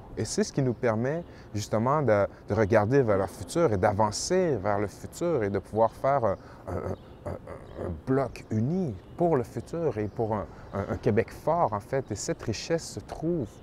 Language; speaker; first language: French; native; French